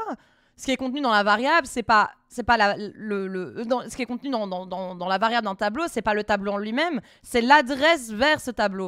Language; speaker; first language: French; native; French